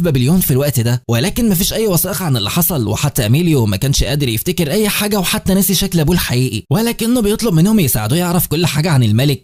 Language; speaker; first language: Arabic; native; Arabic